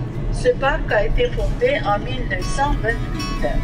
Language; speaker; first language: French; non-native, fluent; Russian